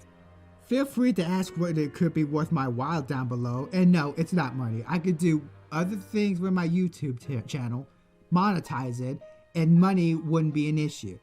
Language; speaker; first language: English; native; English